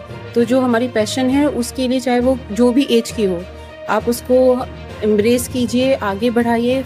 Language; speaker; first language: Hindi; non-native, local second language; Bangla